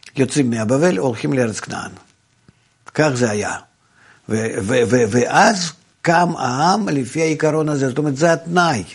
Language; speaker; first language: Hebrew; non-native, fluent; Russian